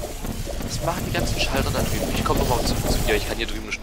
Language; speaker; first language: German; native; German